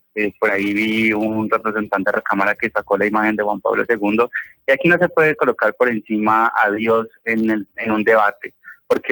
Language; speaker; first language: Spanish; native; Spanish